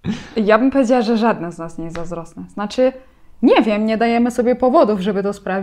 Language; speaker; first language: Polish; native; Polish